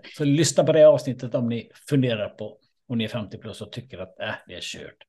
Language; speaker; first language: Swedish; native; Swedish